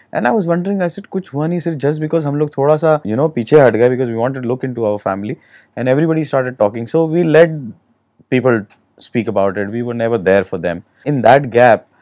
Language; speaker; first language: Hindi; native; Hindi